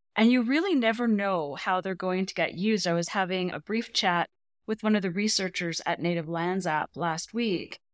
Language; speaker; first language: English; native; English